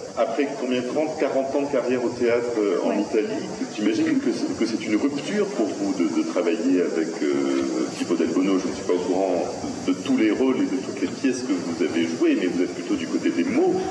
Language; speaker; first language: French; native; French